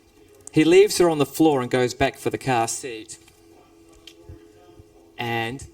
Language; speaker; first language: English; native; English